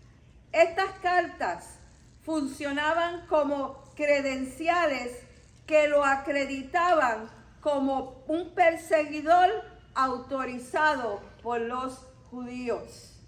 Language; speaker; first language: Spanish; native; Spanish